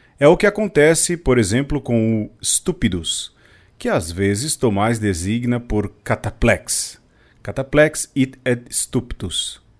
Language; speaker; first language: Portuguese; native; Portuguese